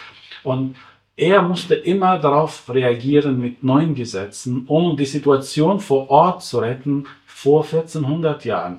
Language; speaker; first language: German; non-native, fluent; Arabic